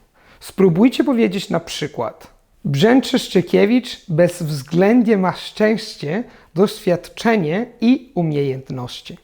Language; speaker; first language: Polish; non-native, fluent; Italian